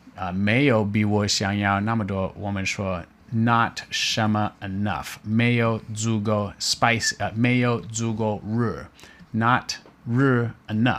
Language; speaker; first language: Chinese; non-native, fluent; English